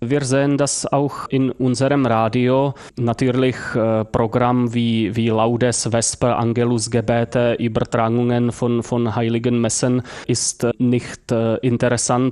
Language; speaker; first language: German; non-native, fluent; Czech